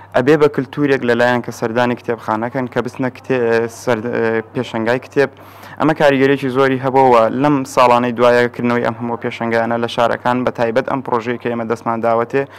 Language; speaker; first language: Central Kurdish; native; Central Kurdish